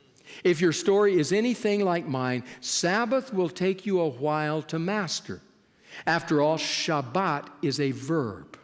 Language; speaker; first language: English; native; English